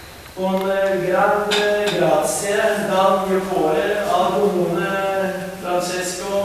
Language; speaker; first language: Italian; non-native, learner; Norwegian